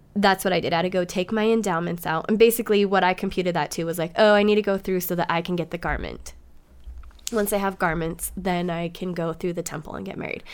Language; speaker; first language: English; native; English